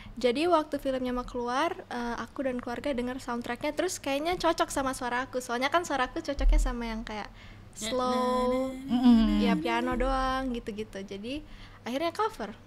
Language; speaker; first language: Indonesian; non-native, local second language; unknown